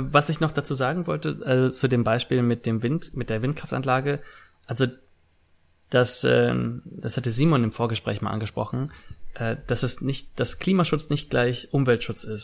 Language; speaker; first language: German; native; German